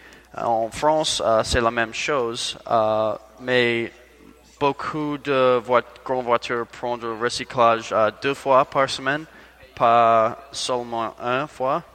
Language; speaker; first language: French; non-native, learner; English